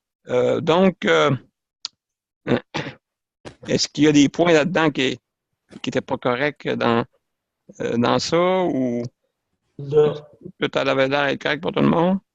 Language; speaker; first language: French; native; French